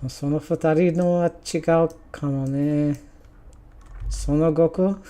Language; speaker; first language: Japanese; non-native, learner; English